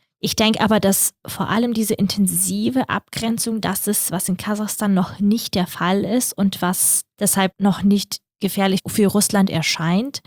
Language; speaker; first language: German; early bilingual, other home language; Russian